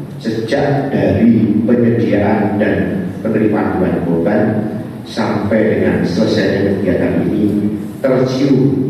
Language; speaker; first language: Indonesian; native; Indonesian